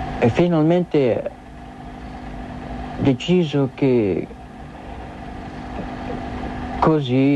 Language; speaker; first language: Italian; non-native, learner; English